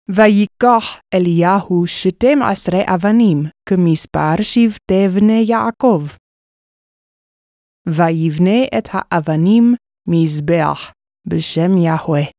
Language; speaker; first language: Hebrew; non-native, fluent; English